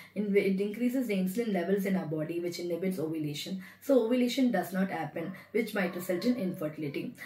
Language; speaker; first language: English; non-native, local second language; Tamil